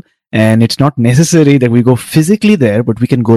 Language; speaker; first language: English; non-native, local second language; Tamil